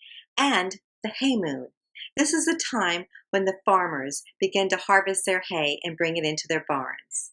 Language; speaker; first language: English; native; English